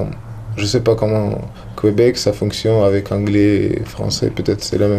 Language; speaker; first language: French; non-native, learner; Russian